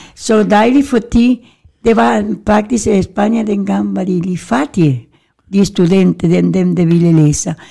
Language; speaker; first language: Danish; non-native, fluent; Spanish